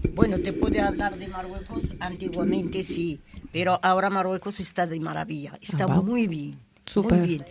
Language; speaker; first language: Spanish; non-native, learner; Arabic